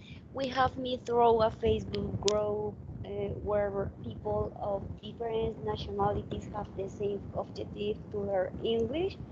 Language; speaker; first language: English; non-native, learner; Spanish